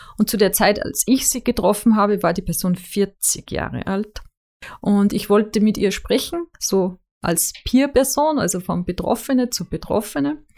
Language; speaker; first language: German; native; German